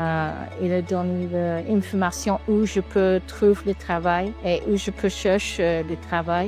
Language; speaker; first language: French; non-native, learner; English